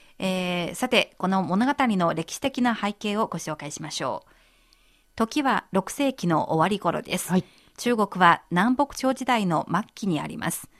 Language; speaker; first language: Japanese; non-native, fluent; Chinese